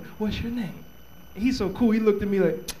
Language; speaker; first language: English; native; English